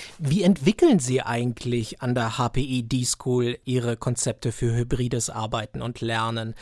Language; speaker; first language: German; native; German